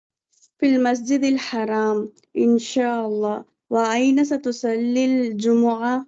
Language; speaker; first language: Arabic; non-native, learner; Tamil